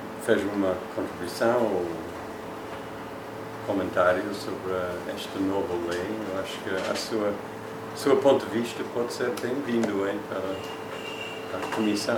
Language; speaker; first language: Portuguese; non-native, fluent; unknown